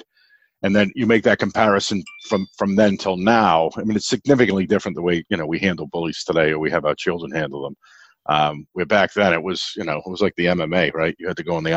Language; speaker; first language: English; native; English